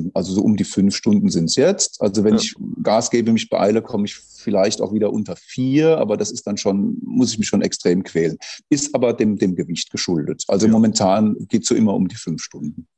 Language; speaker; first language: German; native; German